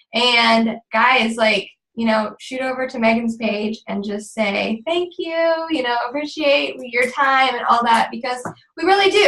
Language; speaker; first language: English; native; English